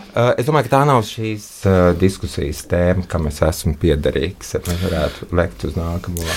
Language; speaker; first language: Latvian; non-native, local second language; Russian